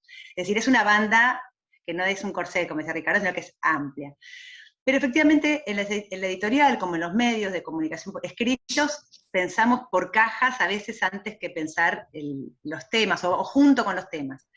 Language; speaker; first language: Spanish; native; Spanish